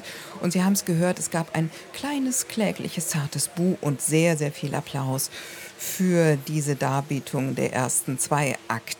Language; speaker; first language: German; native; German